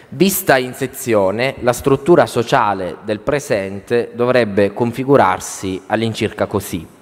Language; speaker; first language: Italian; native; Italian